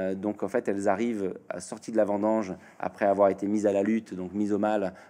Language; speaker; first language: French; native; French